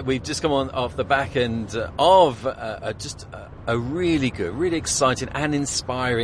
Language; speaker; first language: English; native; English